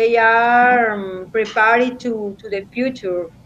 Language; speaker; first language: English; non-native, learner; Spanish